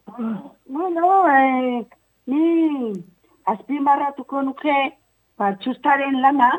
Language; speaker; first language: Basque; non-native, local second language; Spanish